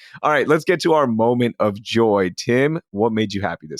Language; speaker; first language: English; native; English